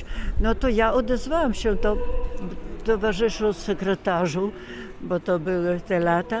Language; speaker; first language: Polish; non-native, local second language; Ukrainian